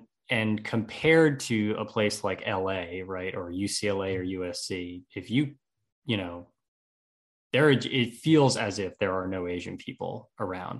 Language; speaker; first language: English; native; English